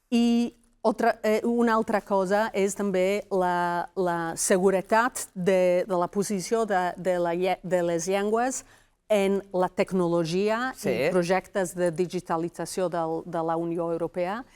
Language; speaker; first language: Catalan; non-native, fluent; Welsh